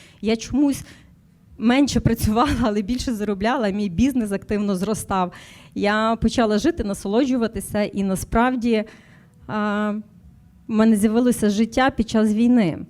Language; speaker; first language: Ukrainian; native; Ukrainian